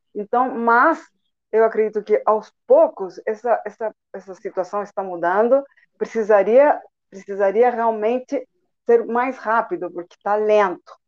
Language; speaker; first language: Portuguese; non-native, fluent; Spanish